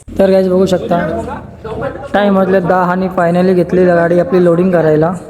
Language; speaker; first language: Marathi; non-native, local second language; Kannada